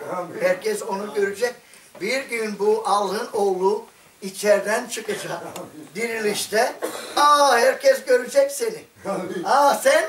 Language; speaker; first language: Turkish; non-native, fluent; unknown